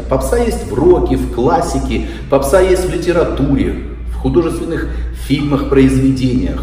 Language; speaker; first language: Russian; native; Russian